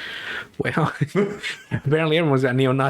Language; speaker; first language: English; native; English